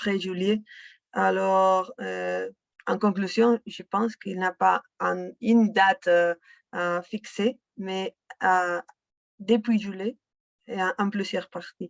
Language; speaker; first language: French; non-native, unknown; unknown